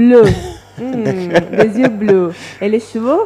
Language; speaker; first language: French; non-native, fluent; Italian